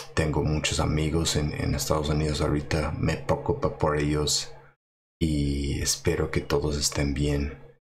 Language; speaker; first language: Spanish; non-native, fluent; English